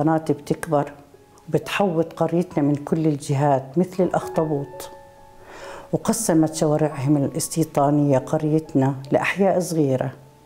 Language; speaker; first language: Arabic; native; Arabic